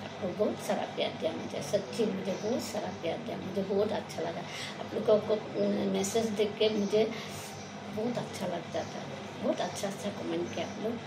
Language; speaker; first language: Hindi; non-native, local second language; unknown